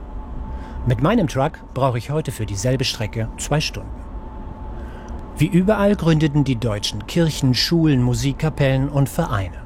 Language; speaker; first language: German; native; German